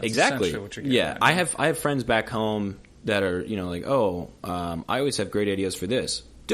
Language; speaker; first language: English; native; English